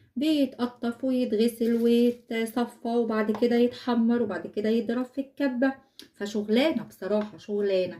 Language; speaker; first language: Arabic; native; Arabic